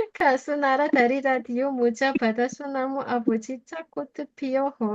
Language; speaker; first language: Korean; non-native, learner; Indonesian